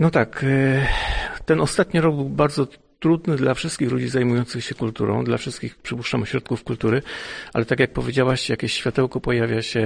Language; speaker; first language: Polish; native; Polish